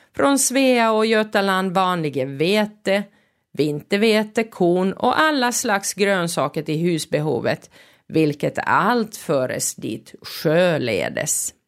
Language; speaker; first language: Swedish; non-native, local second language; Finnish